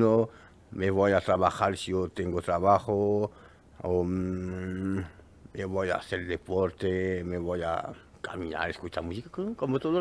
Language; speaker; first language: Spanish; non-native, learner; French